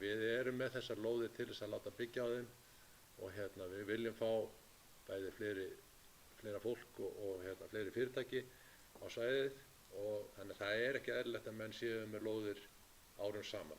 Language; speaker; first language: Icelandic; native; Icelandic